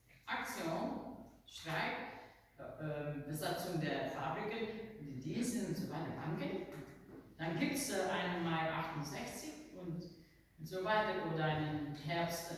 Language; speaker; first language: German; non-native, learner; Dutch